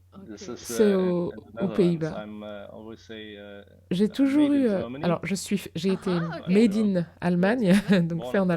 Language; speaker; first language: French; non-native, fluent; German